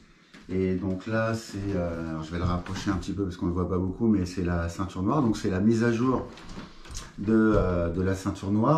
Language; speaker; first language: French; native; French